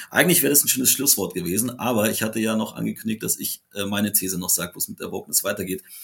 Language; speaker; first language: German; native; German